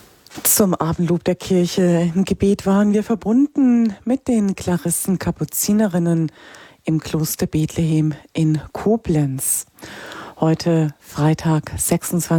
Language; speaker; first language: German; native; German